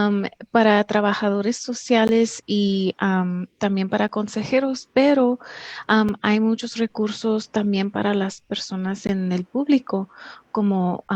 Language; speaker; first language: Spanish; early bilingual, heritage; English